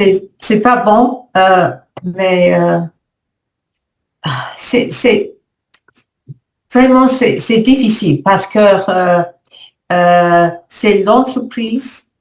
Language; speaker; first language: French; non-native, learner; English